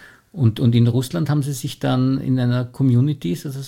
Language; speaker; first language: German; native; German